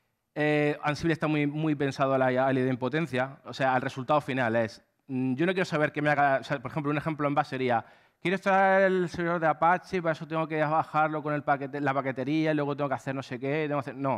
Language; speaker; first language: Spanish; native; Spanish